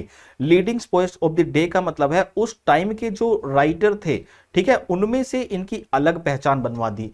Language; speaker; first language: Hindi; native; Hindi